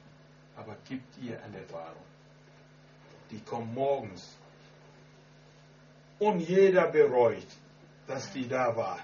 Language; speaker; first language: German; non-native, learner; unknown